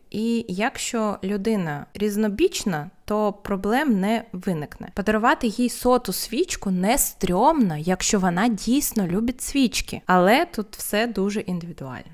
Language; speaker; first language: Ukrainian; native; Ukrainian